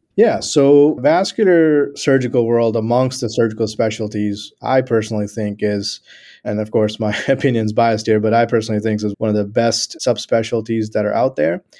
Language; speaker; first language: English; non-native, local second language; Gujarati